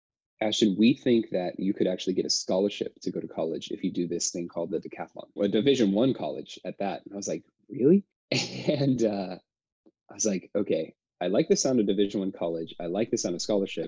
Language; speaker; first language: English; native; English